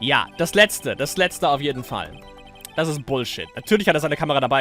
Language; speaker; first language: German; native; German